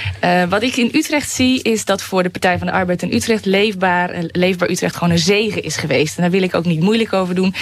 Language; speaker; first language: Dutch; native; Dutch